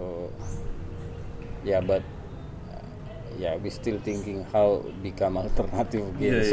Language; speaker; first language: English; non-native, learner; Indonesian